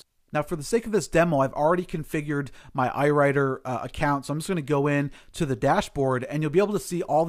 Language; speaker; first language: English; native; English